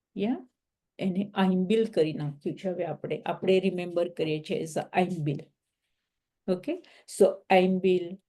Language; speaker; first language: Gujarati; early bilingual, heritage; Gujarati